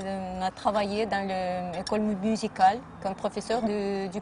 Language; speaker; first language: French; non-native, fluent; Russian